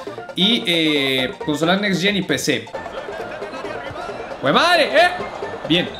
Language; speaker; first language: Spanish; native; Spanish